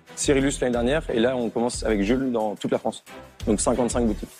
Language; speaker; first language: French; native; French